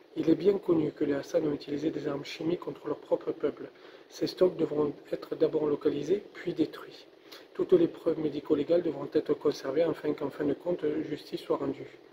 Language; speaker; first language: French; native; French